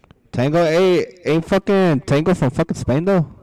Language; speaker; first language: English; early bilingual, other home language; Spanish